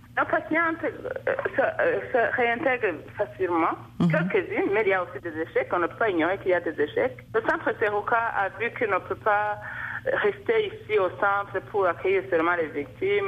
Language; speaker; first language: French; non-native, local second language; Rundi